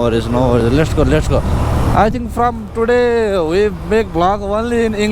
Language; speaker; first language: English; non-native, learner; Nepali